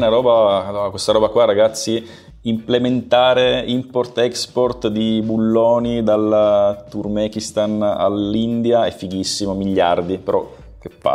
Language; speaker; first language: Italian; native; Italian